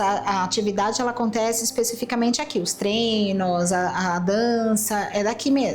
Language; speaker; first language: Portuguese; native; Portuguese